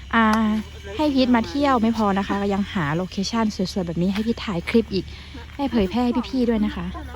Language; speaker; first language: Thai; non-native, local second language; Western Kayah